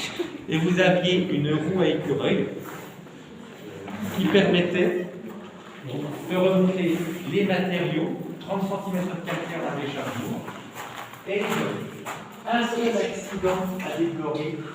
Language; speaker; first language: French; native; French